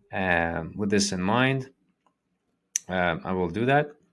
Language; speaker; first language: English; native; English